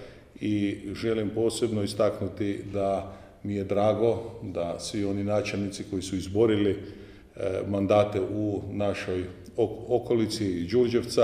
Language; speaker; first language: Croatian; native; Croatian